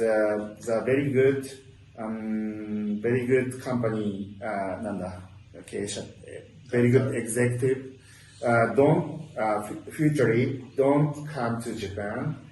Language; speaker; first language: English; non-native, learner; Japanese